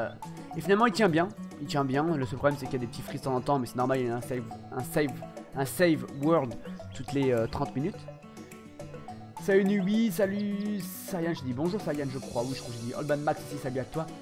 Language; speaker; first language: French; native; French